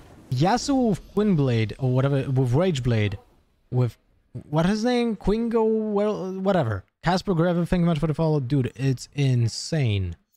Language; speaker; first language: English; non-native, fluent; Polish